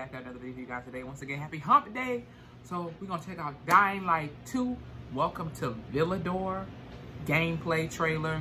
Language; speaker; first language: English; native; English